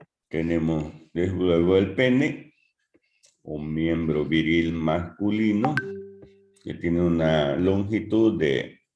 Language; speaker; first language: Spanish; native; Spanish